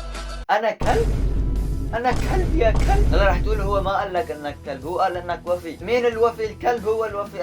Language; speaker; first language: Arabic; native; Arabic